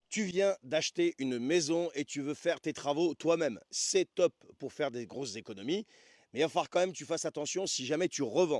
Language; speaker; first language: French; native; French